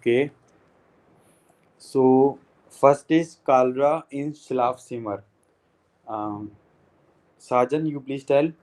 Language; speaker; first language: English; non-native, local second language; Hindi